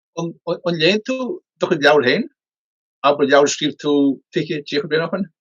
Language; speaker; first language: Irish; native; Irish